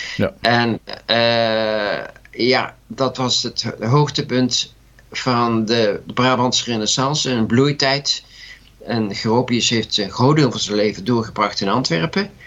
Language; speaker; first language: Dutch; native; Dutch